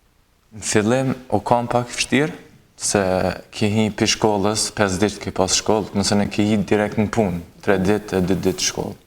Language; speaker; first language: Albanian; early bilingual, heritage; Albanian